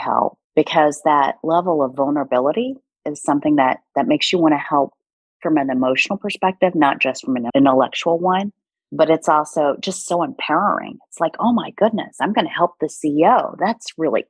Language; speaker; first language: English; early bilingual, other home language; Korean